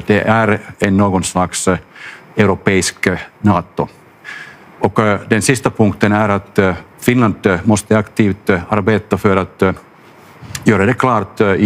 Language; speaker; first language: Swedish; non-native, local second language; Finnish